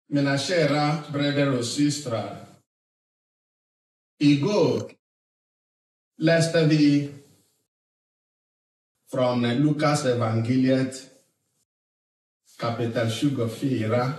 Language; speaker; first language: Swedish; non-native, fluent; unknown